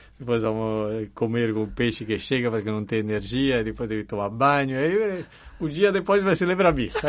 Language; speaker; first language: Portuguese; non-native, fluent; Italian